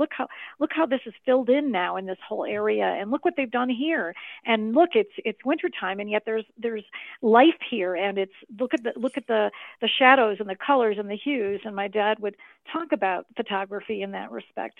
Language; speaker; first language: English; native; English